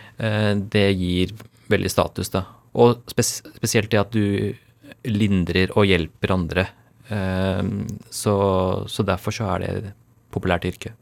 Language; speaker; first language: Norwegian; early bilingual, other home language; Urdu